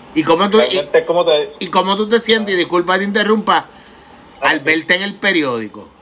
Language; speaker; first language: Spanish; native; Spanish